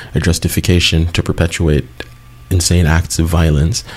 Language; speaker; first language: English; non-native, local second language; Cebuano